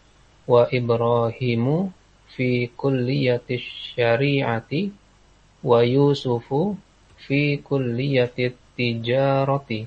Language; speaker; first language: Arabic; non-native, learner; Indonesian